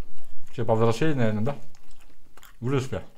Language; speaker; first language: Russian; native; Russian